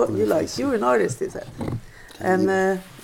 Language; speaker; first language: English; non-native, fluent; Norwegian